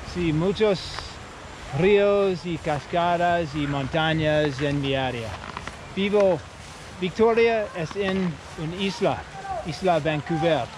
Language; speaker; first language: Spanish; non-native, learner; English